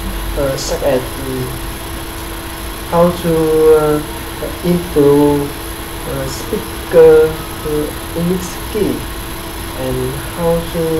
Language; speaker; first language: English; non-native, learner; Vietnamese